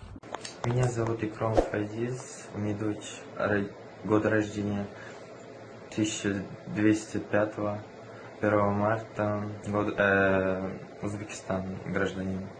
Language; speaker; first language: Russian; non-native, learner; Uzbek